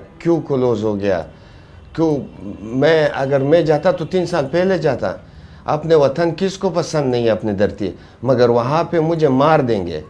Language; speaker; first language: Hindi; non-native, fluent; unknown